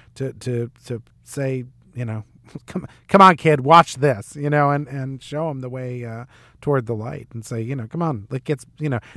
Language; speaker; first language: English; native; English